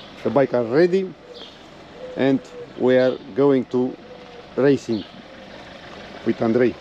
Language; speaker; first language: English; non-native, learner; Romanian